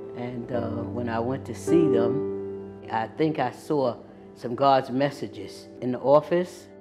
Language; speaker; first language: English; native; English